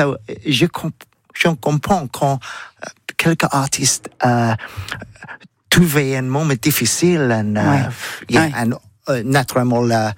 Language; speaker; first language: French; non-native, learner; English